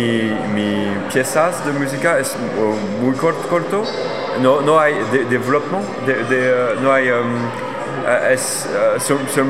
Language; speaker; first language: Spanish; non-native, learner; French